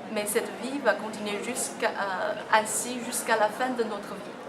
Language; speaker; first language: French; non-native, fluent; Chinese